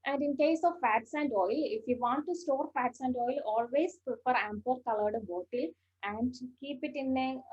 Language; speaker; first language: English; non-native, local second language; Malayalam